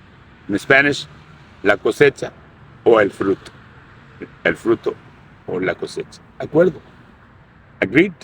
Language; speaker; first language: Spanish; non-native, fluent; Urdu